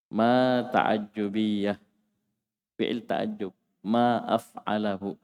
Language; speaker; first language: Arabic; non-native, fluent; Indonesian